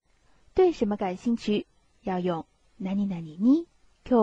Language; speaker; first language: Japanese; non-native, fluent; Chinese